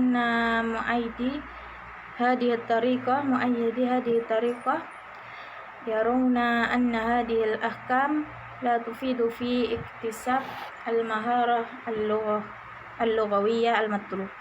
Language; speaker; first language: Arabic; non-native, learner; Indonesian